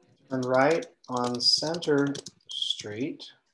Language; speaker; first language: English; native; English